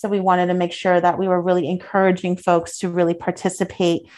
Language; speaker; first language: English; early bilingual, other home language; Spanish